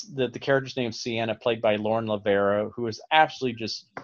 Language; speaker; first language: English; native; English